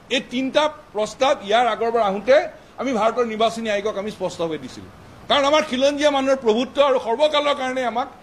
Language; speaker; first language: Assamese; native; Assamese